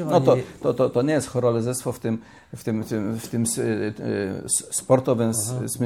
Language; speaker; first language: Czech; non-native, learner; Polish